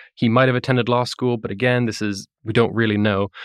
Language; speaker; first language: English; native; English